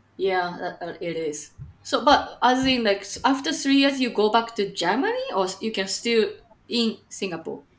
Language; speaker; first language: English; non-native, fluent; Japanese